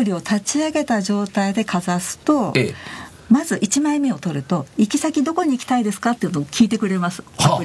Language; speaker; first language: Japanese; native; Japanese